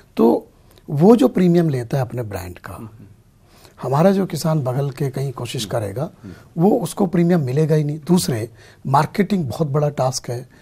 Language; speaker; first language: Hindi; native; Hindi